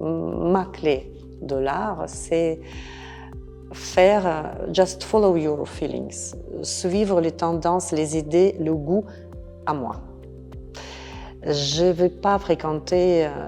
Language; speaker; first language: French; non-native, fluent; Russian